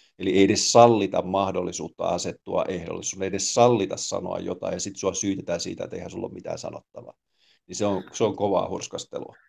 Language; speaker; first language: Finnish; native; Finnish